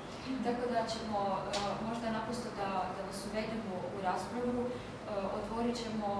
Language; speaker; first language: Croatian; native; Croatian